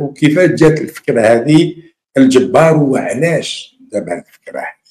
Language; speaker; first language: French; non-native, local second language; Arabic